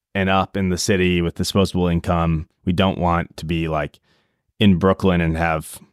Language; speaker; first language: English; native; English